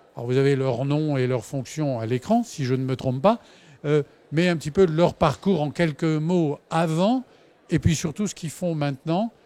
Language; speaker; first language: French; native; French